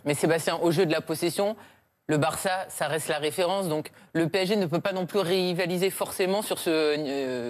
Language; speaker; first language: French; native; French